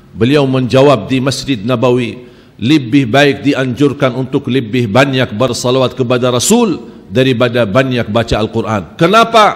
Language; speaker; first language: Malay; non-native, fluent; Arabic